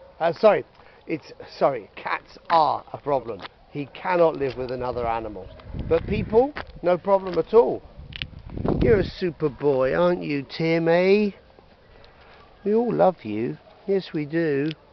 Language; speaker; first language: English; native; English